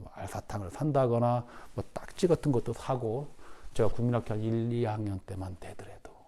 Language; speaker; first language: Korean; native; Korean